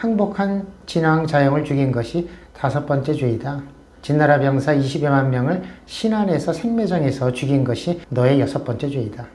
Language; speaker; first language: Korean; native; Korean